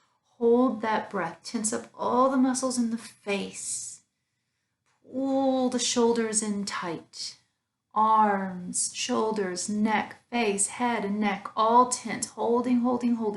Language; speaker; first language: English; native; English